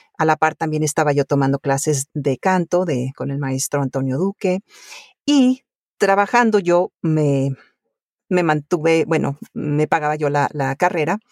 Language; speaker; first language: Spanish; early bilingual, other home language; Italian